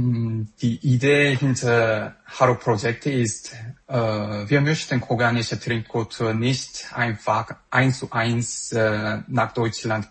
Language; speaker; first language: German; non-native, fluent; Korean